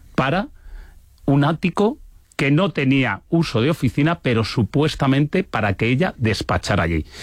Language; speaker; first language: Spanish; native; Spanish